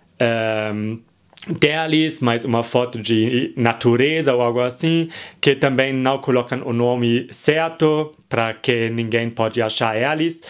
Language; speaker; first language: Portuguese; non-native, fluent; German